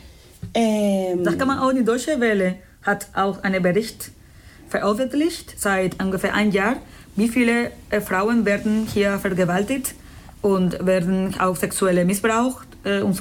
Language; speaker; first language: German; non-native, fluent; Spanish